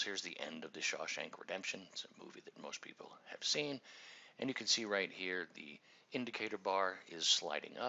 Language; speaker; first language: English; native; English